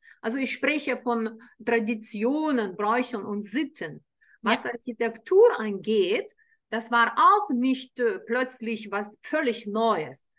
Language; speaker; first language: German; non-native, fluent; Lithuanian